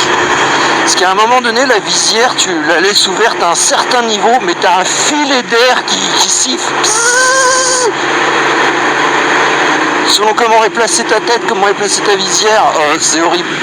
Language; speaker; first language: French; native; French